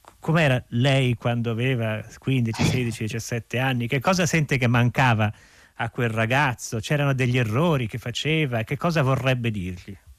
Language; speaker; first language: Italian; native; Italian